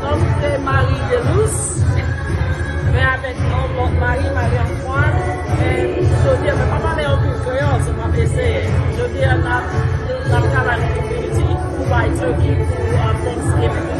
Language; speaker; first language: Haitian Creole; early bilingual, heritage; Haitian Creole